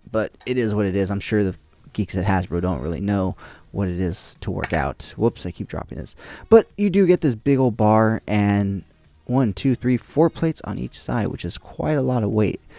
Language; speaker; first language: English; native; English